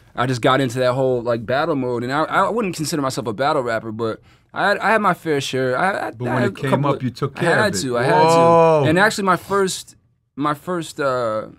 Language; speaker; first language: English; native; English